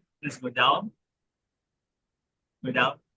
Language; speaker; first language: English; non-native, learner; Indonesian